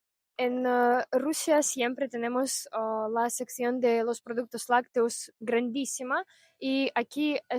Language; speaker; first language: Spanish; non-native, fluent; Russian